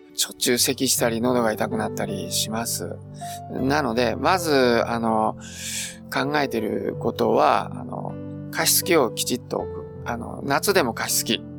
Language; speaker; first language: Japanese; native; Japanese